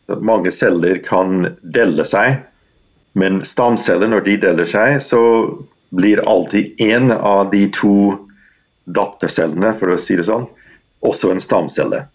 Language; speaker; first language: Norwegian; non-native, fluent; English